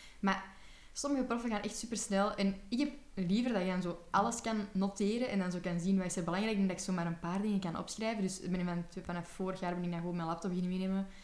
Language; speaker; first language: Dutch; native; Dutch